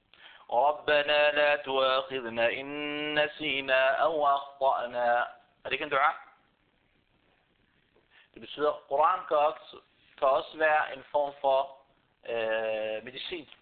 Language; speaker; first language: Danish; early bilingual, other home language; Arabic